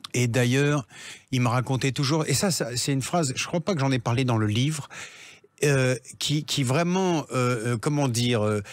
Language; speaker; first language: French; native; French